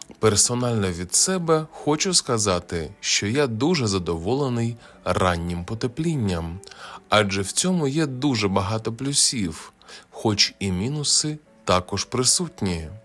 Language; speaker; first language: Ukrainian; native; Ukrainian